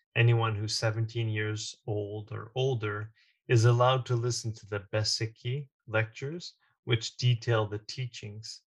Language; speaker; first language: English; native; English